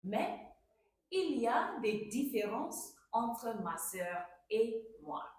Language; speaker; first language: French; non-native, fluent; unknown